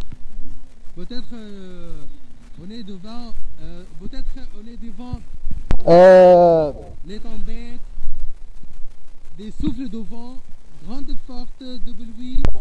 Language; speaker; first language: French; non-native, fluent; Arabic